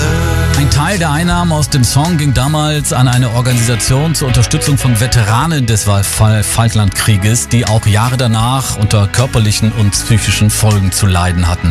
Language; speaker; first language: German; native; German